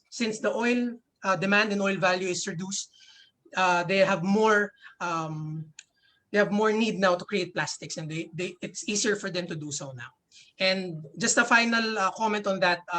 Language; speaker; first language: English; non-native, local second language; Filipino